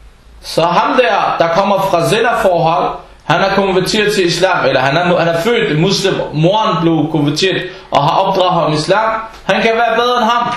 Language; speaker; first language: Danish; early bilingual, other home language; Arabic